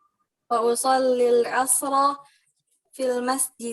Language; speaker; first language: Arabic; non-native, learner; Indonesian